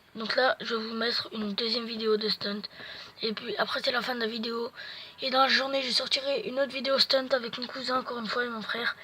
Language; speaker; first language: French; native; French